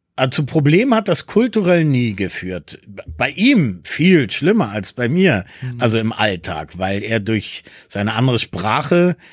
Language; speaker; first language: German; early bilingual, other home language; Spanish